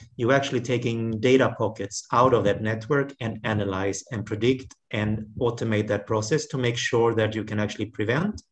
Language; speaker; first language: English; non-native, fluent; Swedish